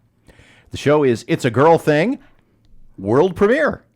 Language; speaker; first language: English; native; English